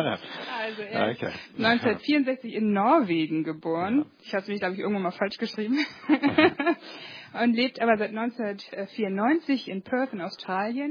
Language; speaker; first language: German; native; German